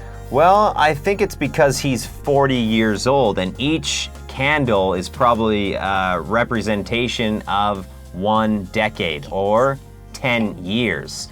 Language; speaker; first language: English; native; English